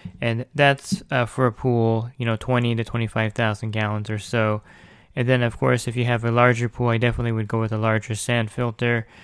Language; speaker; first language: English; native; English